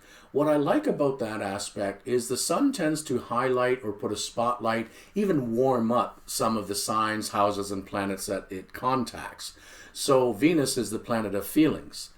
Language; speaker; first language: English; native; English